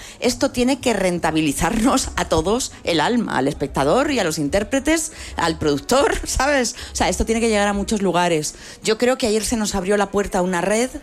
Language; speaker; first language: Spanish; native; Spanish